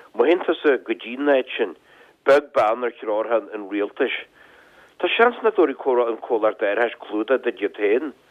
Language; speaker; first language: Irish; native; Irish